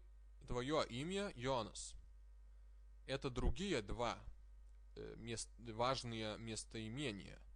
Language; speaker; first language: Russian; non-native, fluent; Lithuanian